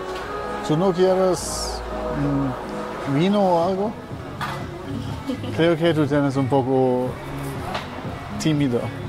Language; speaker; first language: Spanish; non-native, learner; English